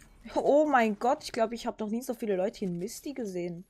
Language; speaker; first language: German; native; German